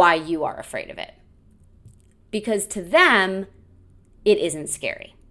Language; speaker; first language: English; native; English